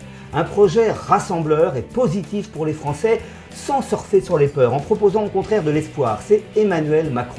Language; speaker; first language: French; native; French